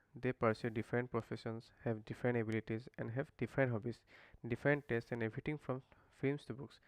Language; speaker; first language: English; non-native, local second language; Assamese